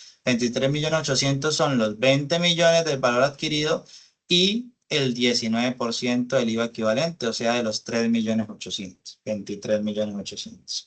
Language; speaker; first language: Spanish; native; Spanish